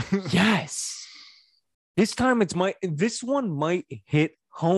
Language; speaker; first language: English; native; English